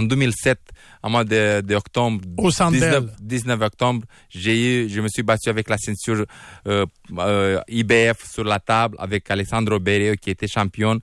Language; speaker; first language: French; non-native, fluent; Romanian